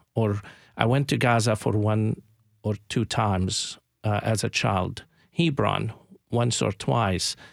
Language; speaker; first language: English; non-native, fluent; Arabic